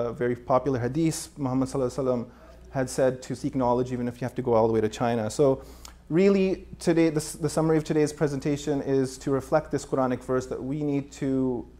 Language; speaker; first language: English; native; English